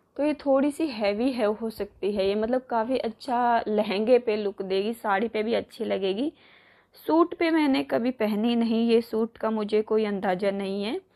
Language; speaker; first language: Hindi; native; Hindi